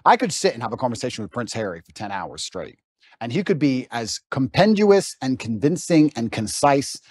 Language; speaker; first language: English; native; English